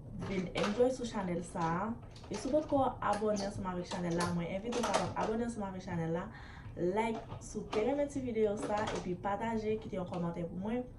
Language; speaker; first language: French; non-native, learner; Haitian Creole